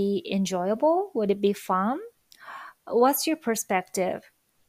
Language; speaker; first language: English; non-native, fluent; Japanese